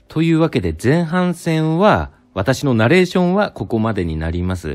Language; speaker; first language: Japanese; native; Japanese